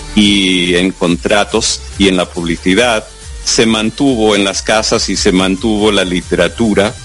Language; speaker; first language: Spanish; non-native, fluent; English